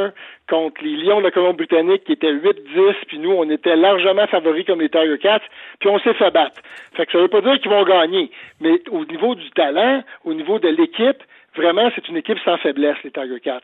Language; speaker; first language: French; native; French